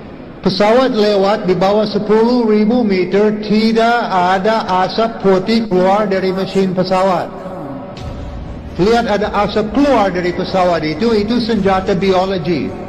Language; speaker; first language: Indonesian; non-native, learner; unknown